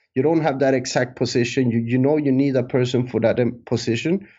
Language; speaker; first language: English; early bilingual, other home language; Spanish